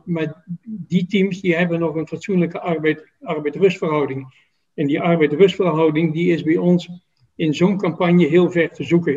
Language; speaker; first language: Dutch; native; Dutch